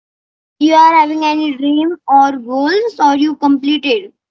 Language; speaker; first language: English; non-native, learner; Marathi